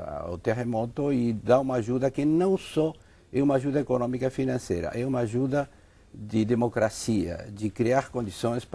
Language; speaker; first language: Portuguese; non-native, fluent; Spanish